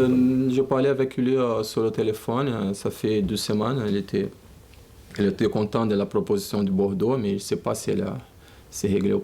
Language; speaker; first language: French; non-native, learner; Portuguese